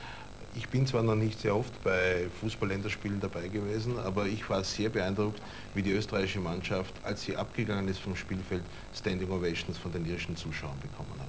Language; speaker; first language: German; native; German